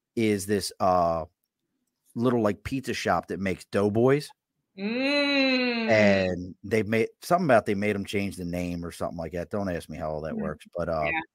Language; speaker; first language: English; native; English